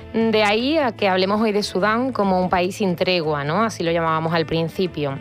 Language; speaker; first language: Spanish; native; Spanish